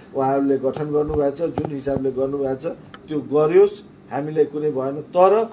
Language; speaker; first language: Nepali; non-native, local second language; Maithili